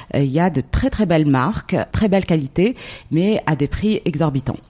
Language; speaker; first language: French; non-native, local second language; Arabic